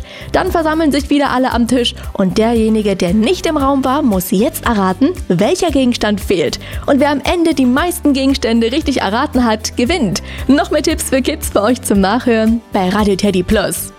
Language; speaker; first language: German; native; German